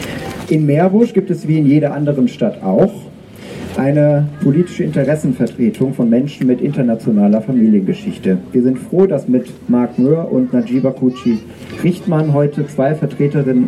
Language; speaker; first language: German; native; German